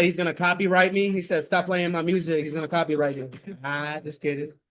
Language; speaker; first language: English; native; English